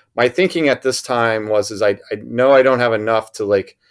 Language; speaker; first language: English; native; English